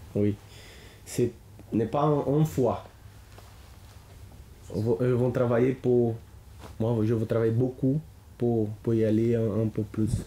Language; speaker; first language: French; non-native, learner; Portuguese